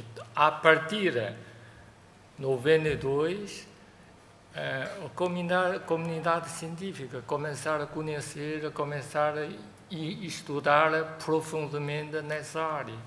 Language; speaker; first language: Portuguese; non-native, fluent; Chinese